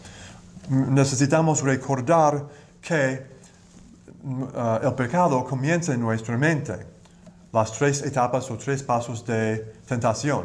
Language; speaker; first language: Spanish; non-native, learner; English